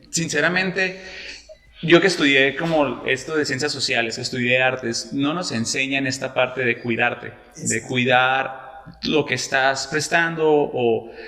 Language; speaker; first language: Spanish; native; Spanish